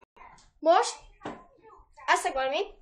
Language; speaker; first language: Hungarian; early bilingual, heritage; Hungarian